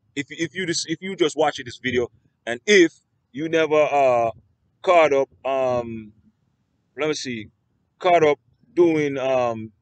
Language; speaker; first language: English; native; English